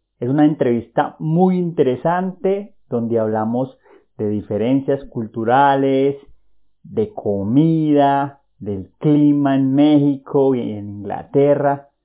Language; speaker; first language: Spanish; native; Spanish